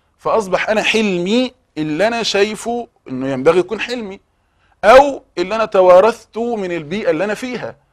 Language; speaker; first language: Arabic; native; Arabic